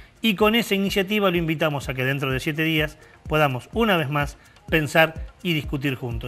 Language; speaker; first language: Spanish; native; Spanish